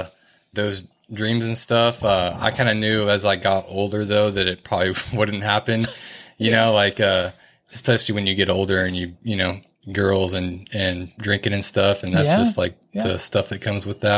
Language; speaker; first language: English; native; English